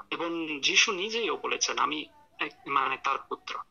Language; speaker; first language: Bangla; non-native, fluent; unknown